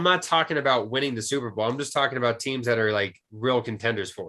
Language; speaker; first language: English; native; English